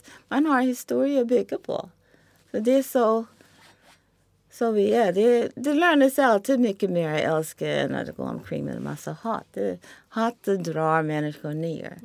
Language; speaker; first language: Swedish; non-native, fluent; English